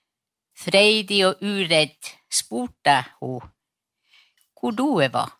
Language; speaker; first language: Norwegian; non-native, local second language; Northern Sami